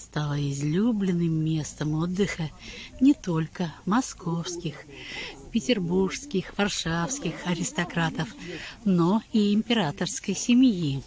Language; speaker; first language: Russian; native; Russian